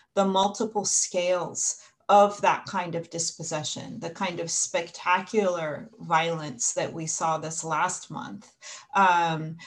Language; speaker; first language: English; native; English